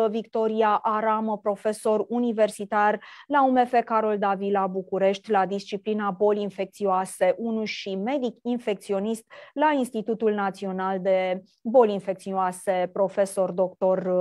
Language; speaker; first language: Romanian; native; Romanian